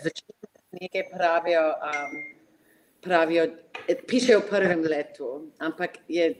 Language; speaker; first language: Slovenian; non-native, fluent; English